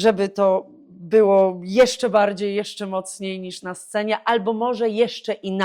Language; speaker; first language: Polish; native; Polish